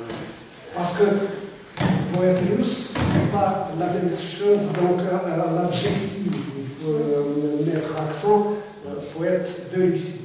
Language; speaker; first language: French; non-native, fluent; Russian